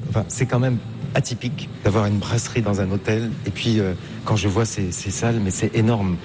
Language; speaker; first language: French; native; French